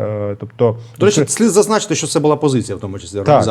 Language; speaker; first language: Ukrainian; native; Ukrainian